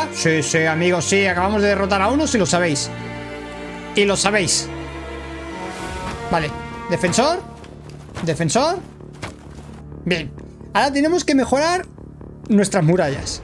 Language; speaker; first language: Spanish; native; Spanish